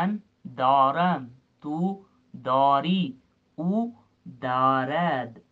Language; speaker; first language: Persian; non-native, fluent; Urdu